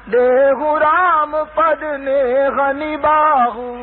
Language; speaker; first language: Hindi; non-native, local second language; Gujarati